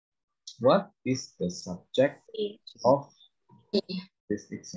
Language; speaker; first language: English; non-native, fluent; Indonesian